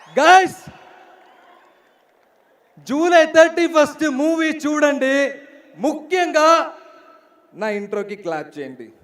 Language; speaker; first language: Telugu; non-native, learner; Malayalam